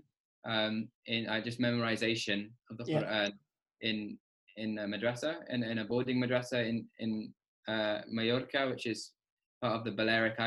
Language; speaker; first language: English; native; English